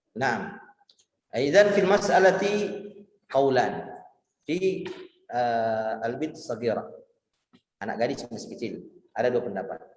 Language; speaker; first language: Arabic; non-native, fluent; Indonesian